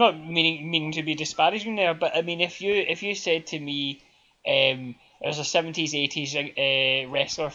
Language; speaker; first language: English; native; English